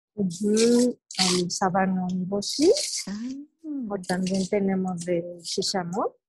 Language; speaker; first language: Spanish; native; Spanish